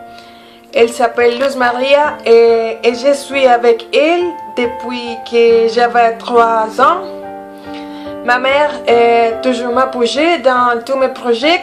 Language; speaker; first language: French; non-native, learner; Spanish